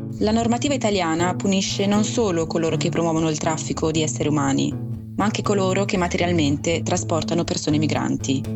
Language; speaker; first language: Italian; native; Italian